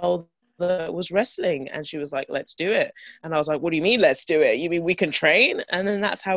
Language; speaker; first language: English; native; English